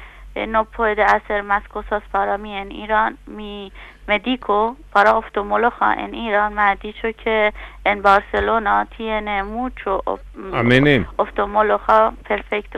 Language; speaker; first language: Spanish; non-native, learner; Persian